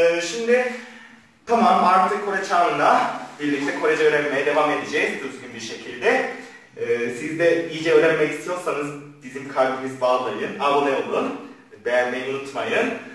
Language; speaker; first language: Turkish; non-native, fluent; Korean